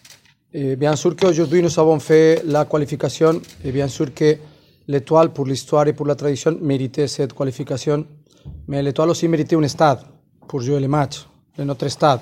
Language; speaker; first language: French; non-native, fluent; Spanish